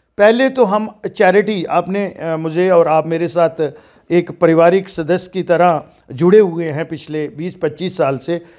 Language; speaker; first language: Hindi; non-native, local second language; Dogri